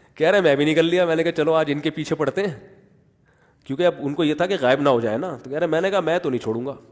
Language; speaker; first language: Urdu; native; Urdu